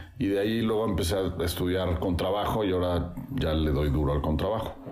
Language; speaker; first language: Spanish; native; Spanish